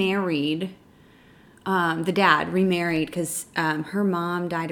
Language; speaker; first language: English; native; English